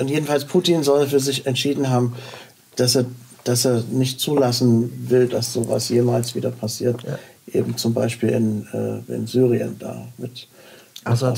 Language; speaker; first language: German; native; German